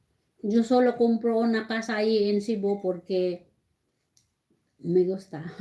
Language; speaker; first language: Spanish; non-native, learner; Cebuano